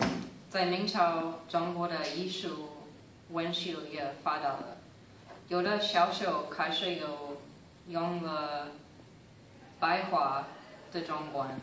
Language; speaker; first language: Chinese; non-native, learner; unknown